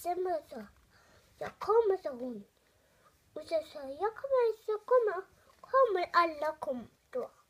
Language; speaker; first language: Swedish; early bilingual, other home language; Russian